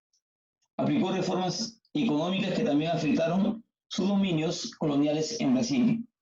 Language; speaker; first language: Spanish; native; Spanish